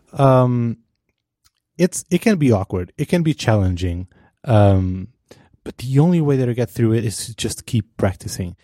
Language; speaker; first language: English; non-native, fluent; Portuguese